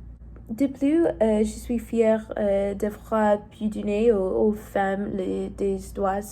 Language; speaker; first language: French; non-native, learner; English